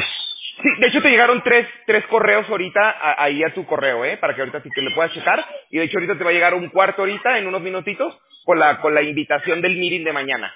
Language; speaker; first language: Spanish; native; Spanish